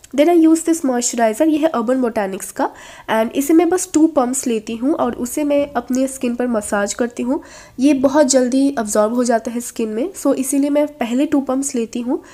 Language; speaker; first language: Hindi; non-native, local second language; Bangla